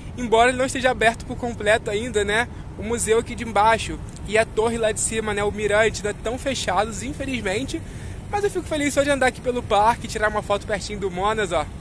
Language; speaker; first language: Portuguese; native; Portuguese